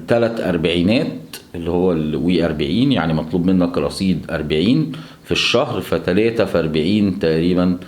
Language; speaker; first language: Arabic; native; Arabic